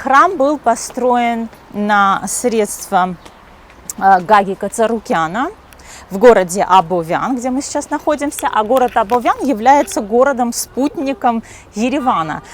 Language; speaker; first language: Russian; native; Russian